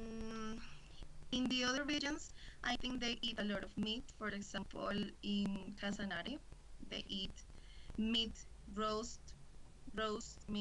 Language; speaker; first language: English; non-native, learner; Spanish